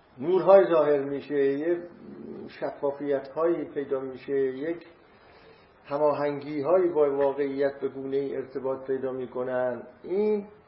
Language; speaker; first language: Persian; non-native, local second language; Azerbaijani